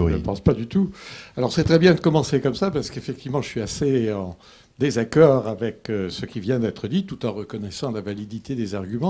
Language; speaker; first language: French; native; French